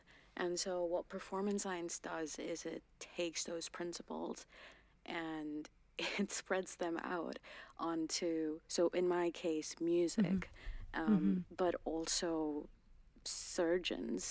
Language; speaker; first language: English; non-native, local second language; Garhwali